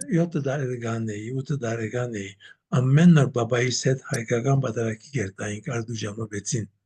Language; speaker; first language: Armenian; early bilingual, heritage; Armenian